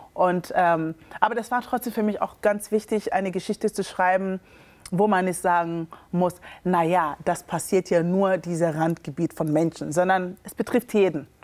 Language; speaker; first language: German; early bilingual, other home language; Akan